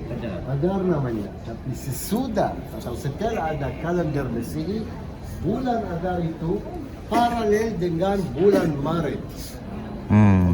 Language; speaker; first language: Indonesian; non-native, fluent; Hebrew